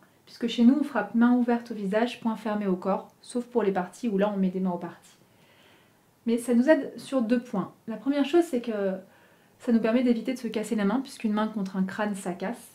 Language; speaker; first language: French; native; French